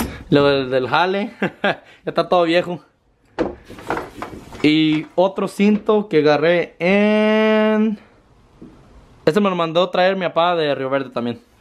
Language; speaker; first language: Spanish; early bilingual, heritage; Spanish